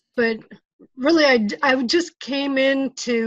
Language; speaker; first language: English; native; English